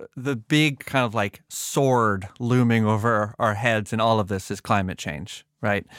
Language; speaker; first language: English; native; English